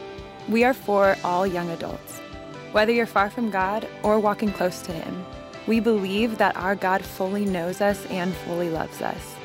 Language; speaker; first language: English; native; English